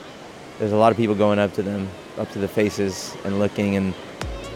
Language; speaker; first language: English; native; English